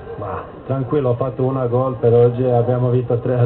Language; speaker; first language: Italian; non-native, learner; Swedish